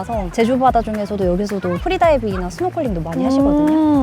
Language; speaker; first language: Korean; native; Korean